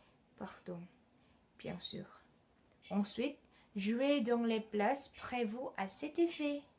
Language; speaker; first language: French; non-native, learner; Indonesian